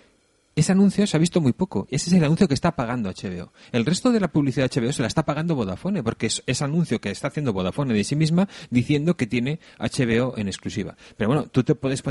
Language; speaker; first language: Spanish; native; Spanish